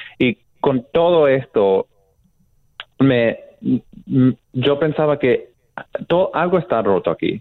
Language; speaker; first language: Spanish; non-native, fluent; English